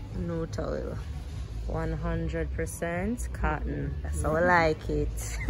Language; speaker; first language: English; native; English